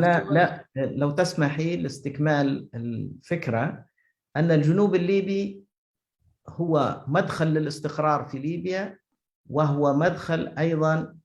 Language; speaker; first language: Arabic; native; Arabic